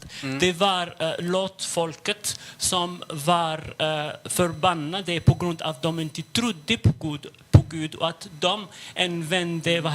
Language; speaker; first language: Swedish; non-native, fluent; Arabic